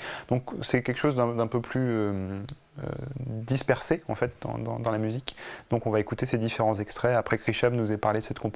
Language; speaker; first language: French; native; French